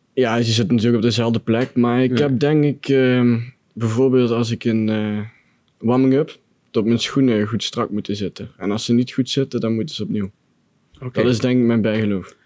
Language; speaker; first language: Dutch; native; Dutch